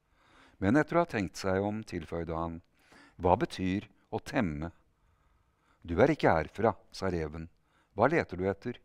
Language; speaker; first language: Norwegian; native; Norwegian